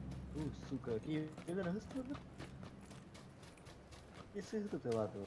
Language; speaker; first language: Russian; non-native, local second language; Yakut